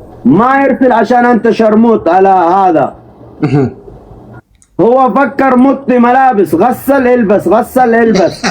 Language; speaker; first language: Arabic; non-native, learner; Oromo